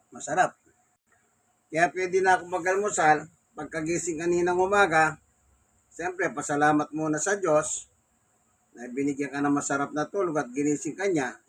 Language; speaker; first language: Filipino; non-native, local second language; Pampanga